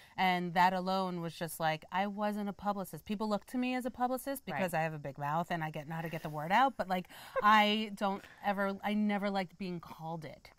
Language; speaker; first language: English; native; English